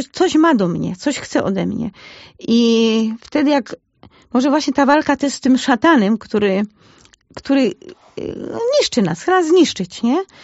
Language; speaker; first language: Polish; native; Polish